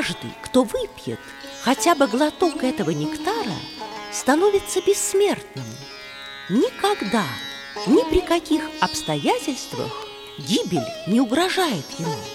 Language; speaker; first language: Russian; native; Russian